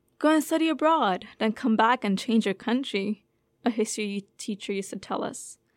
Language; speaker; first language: English; non-native, fluent; Turkish